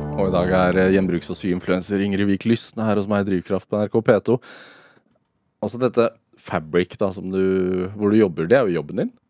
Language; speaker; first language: Norwegian; native; Norwegian